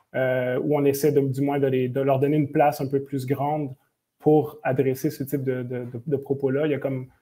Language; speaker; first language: French; native; French